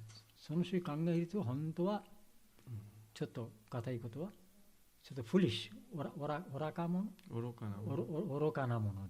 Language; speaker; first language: Japanese; non-native, learner; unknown